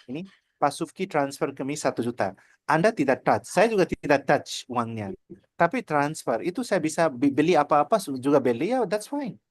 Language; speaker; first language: Indonesian; non-native, learner; Nepali